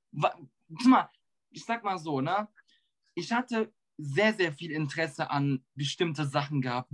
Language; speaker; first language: German; early bilingual, other home language; Turkish